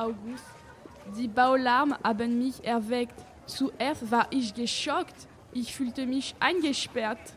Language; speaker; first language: German; non-native, learner; French